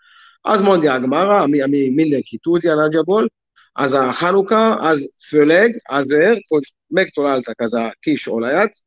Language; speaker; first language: Hungarian; non-native, learner; Hebrew